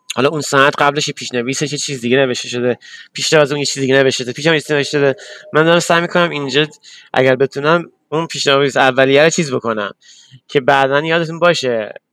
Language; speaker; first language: Persian; early bilingual, other home language; English